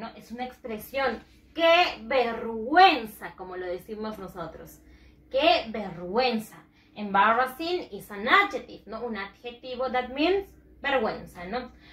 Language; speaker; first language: Spanish; native; Spanish